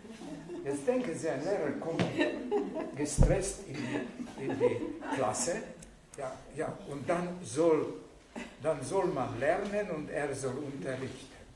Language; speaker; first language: German; non-native, fluent; Hungarian